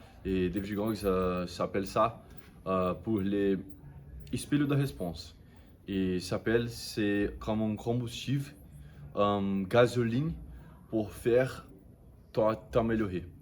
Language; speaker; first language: French; non-native, learner; Portuguese